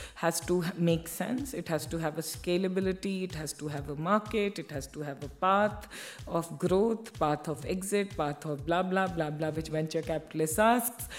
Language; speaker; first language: English; non-native, local second language; Hindi